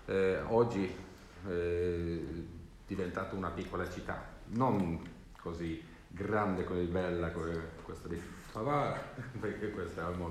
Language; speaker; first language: Italian; non-native, learner; Swedish